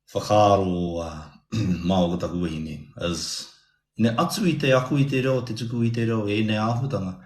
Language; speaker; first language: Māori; non-native, local second language; English